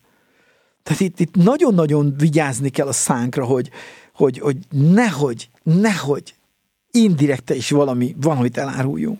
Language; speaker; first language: Hungarian; native; Hungarian